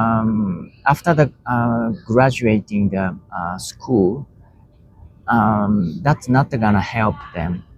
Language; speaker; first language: English; non-native, learner; Japanese